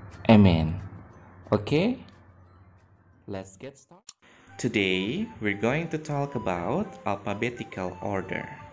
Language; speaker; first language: English; non-native, fluent; Indonesian